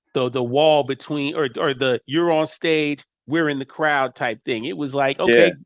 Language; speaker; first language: English; native; English